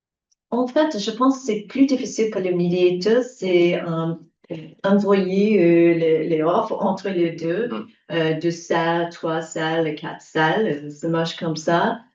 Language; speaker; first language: French; non-native, learner; English